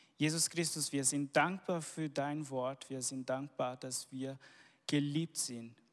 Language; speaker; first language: German; non-native, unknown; Portuguese